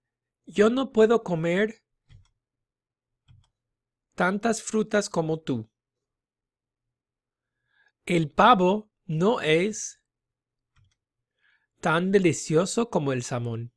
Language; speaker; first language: Spanish; non-native, fluent; English